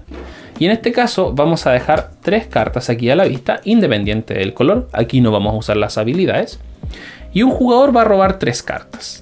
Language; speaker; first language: Spanish; native; Spanish